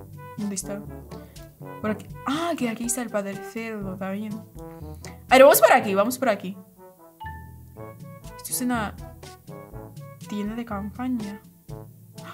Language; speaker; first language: Spanish; non-native, fluent; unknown